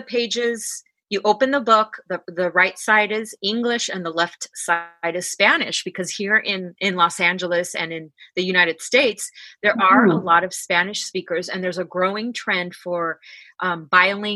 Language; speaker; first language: English; native; English